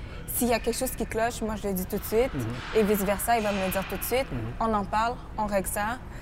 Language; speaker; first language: French; early bilingual, heritage; French